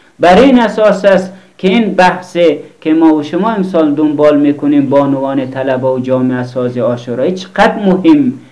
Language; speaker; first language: Persian; native; Persian